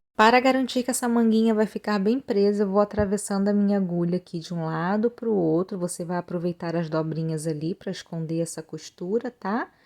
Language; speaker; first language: Portuguese; native; Portuguese